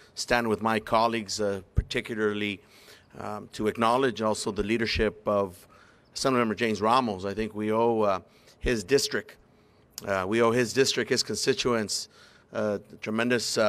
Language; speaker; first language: English; early bilingual, other home language; Spanish